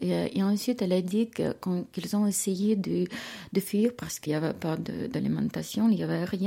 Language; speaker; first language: French; non-native, learner; Ukrainian